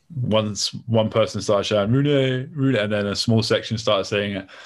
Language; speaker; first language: English; native; English